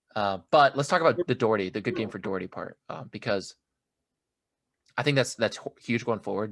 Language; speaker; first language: English; native; English